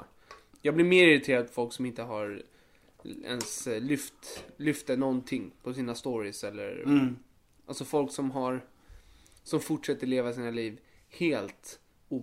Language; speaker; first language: Swedish; native; Swedish